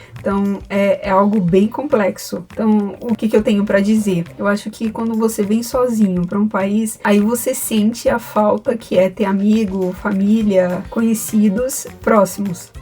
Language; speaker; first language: Portuguese; native; Portuguese